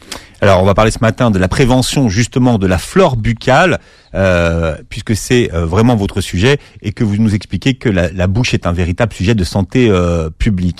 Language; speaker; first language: French; native; French